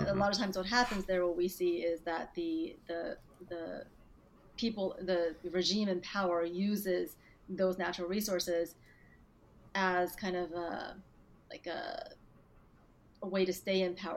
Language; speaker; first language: English; native; English